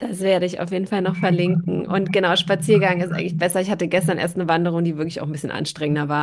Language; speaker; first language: German; native; German